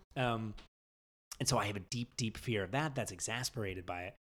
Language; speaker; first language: English; native; English